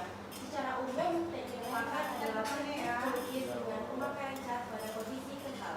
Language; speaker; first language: Indonesian; native; Indonesian